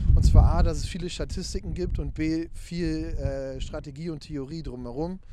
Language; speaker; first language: German; native; German